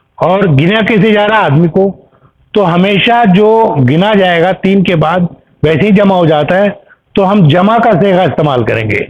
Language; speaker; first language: Urdu; native; Urdu